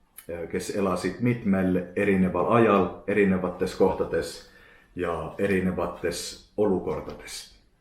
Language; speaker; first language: Estonian; non-native, learner; Finnish